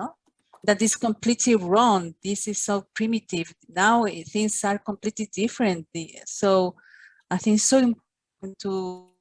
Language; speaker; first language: English; non-native, fluent; Spanish